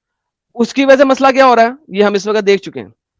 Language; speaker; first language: Hindi; native; Hindi